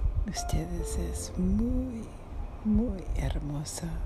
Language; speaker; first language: Spanish; non-native, learner; English